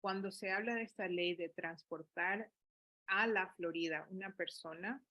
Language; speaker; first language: Spanish; early bilingual, heritage; Spanish